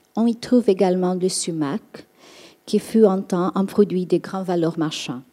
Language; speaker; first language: French; non-native, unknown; Portuguese